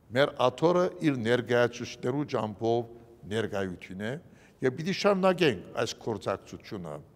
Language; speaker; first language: Armenian; early bilingual, heritage; Armenian